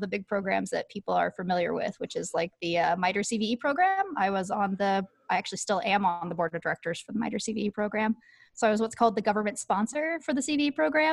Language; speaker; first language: English; native; English